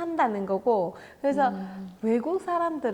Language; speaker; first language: Korean; non-native, fluent; Vietnamese